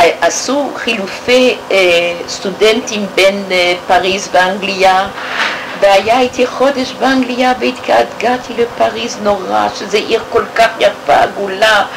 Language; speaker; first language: Hebrew; non-native, fluent; French